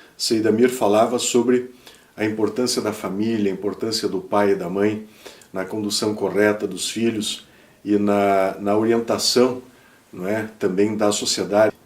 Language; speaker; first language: Portuguese; native; Portuguese